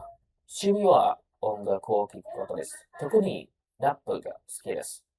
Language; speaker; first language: Japanese; non-native, learner; Indonesian